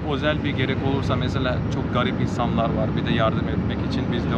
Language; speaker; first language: Turkish; non-native, learner; Bangla